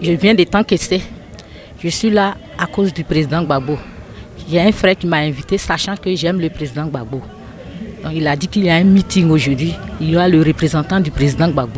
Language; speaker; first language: French; native; French